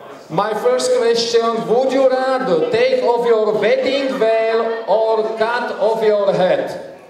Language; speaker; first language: English; non-native, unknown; Slovak